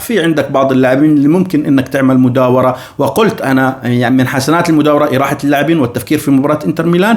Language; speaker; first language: Arabic; native; Arabic